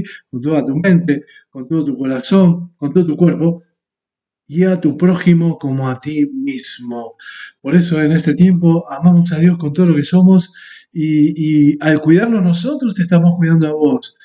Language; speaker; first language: Spanish; native; Spanish